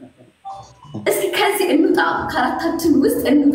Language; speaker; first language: Amharic; native; Amharic